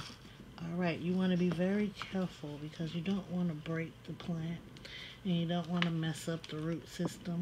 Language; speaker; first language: English; native; English